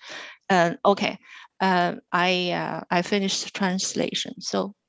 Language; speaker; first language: English; non-native, fluent; Chinese